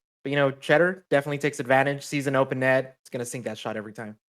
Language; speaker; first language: English; native; English